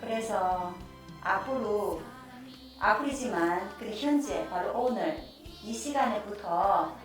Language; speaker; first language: Korean; non-native, learner; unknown